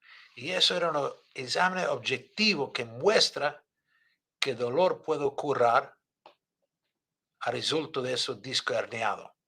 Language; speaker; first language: Spanish; non-native, fluent; Italian